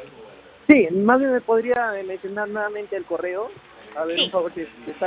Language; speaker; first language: Spanish; native; Spanish